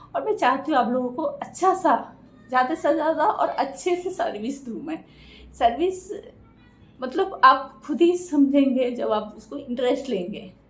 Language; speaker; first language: Hindi; non-native, local second language; Bangla